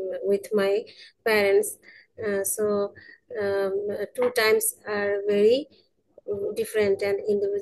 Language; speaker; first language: English; non-native, learner; Bangla